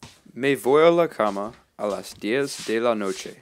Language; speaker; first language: Spanish; non-native, learner; English